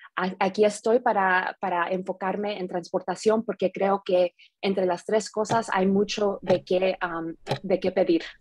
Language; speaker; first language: Spanish; early bilingual, heritage; Spanish